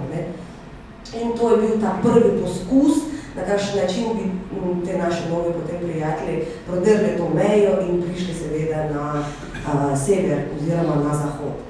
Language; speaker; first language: Slovenian; non-native, fluent; Russian